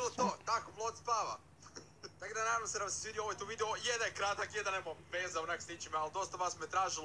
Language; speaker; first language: Bosnian; native; Bosnian